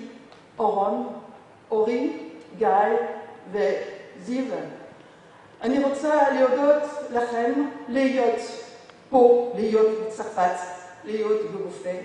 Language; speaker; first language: Hebrew; non-native, learner; French